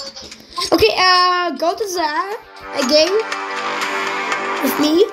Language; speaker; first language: English; non-native, learner; Russian